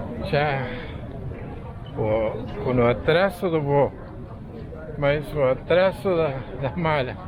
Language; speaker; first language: Portuguese; non-native, fluent; Spanish